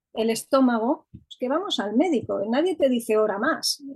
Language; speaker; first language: Spanish; native; Spanish